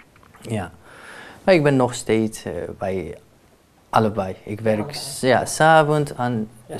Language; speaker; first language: Dutch; non-native, learner; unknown